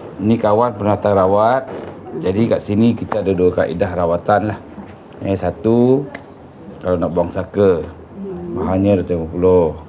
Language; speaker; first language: Malay; native; Malay